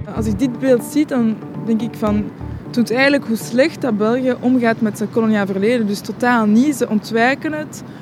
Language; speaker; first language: Dutch; non-native, local second language; French